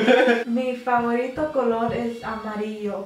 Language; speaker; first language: Spanish; early bilingual, heritage; Spanish